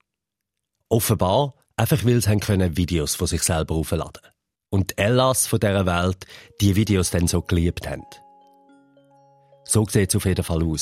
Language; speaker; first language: German; native; German